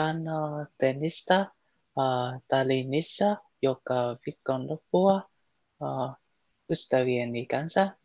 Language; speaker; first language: Finnish; non-native, learner; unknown